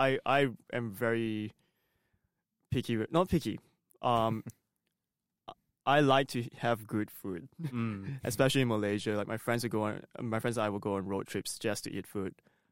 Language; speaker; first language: English; non-native, local second language; Cantonese